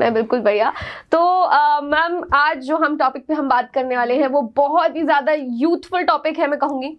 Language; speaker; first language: Hindi; native; Hindi